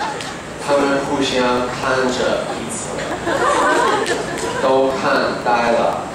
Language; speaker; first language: Chinese; non-native, fluent; English